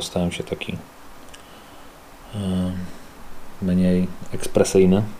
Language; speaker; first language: Polish; native; Polish